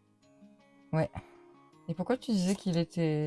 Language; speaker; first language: French; native; French